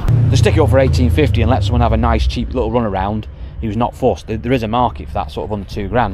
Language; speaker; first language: English; native; English